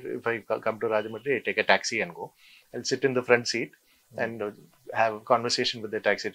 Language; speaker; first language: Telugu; non-native, learner; Malayalam